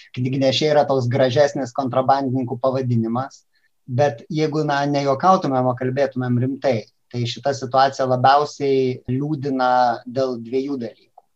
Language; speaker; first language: Lithuanian; native; Lithuanian